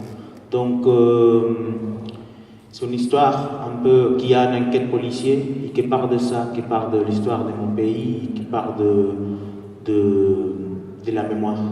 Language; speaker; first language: French; non-native, fluent; Spanish